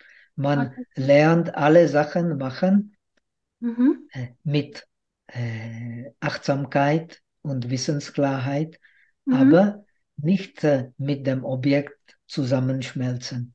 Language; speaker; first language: German; non-native, fluent; Czech